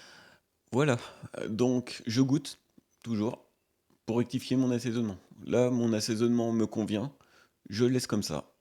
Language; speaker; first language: French; native; French